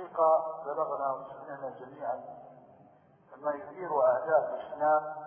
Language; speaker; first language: Arabic; native; Arabic